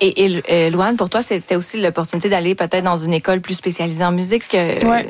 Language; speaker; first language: French; native; French